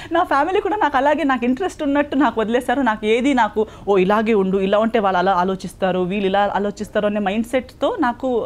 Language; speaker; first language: Telugu; non-native, local second language; Konkani